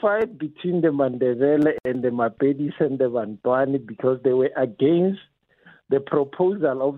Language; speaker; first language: English; non-native, local second language; South Ndebele